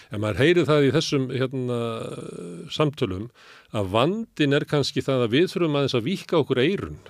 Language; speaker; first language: Icelandic; native; Icelandic